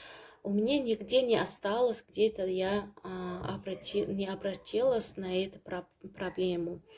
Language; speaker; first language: Russian; non-native, learner; Tajik